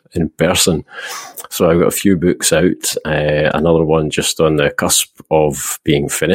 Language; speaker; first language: English; native; English